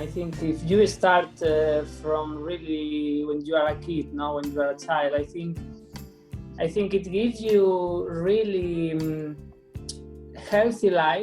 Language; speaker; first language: English; non-native, fluent; Spanish